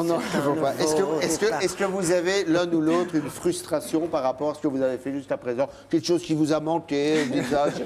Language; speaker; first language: French; native; French